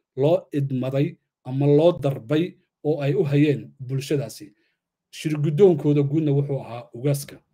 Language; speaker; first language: Somali; native; Somali